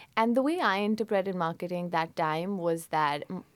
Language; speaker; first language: English; non-native, local second language; Hindi